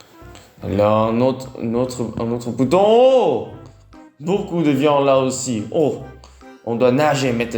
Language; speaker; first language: French; non-native, learner; Vietnamese